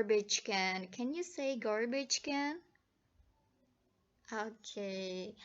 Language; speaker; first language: English; non-native, fluent; Indonesian